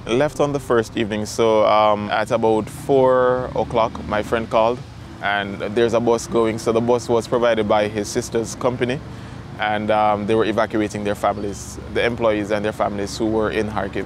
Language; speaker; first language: English; native; English